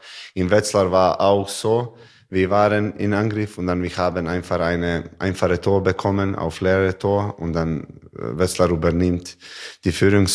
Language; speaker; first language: German; non-native, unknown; Serbian